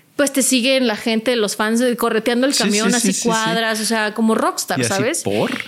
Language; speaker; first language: Spanish; native; Spanish